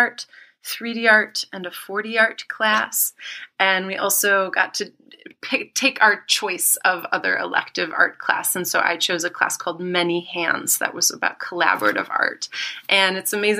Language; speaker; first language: English; native; English